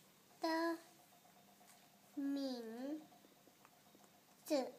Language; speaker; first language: Chinese; non-native, learner; Thai